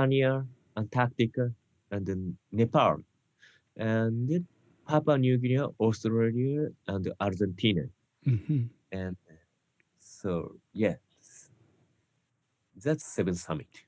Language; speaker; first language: English; non-native, learner; Japanese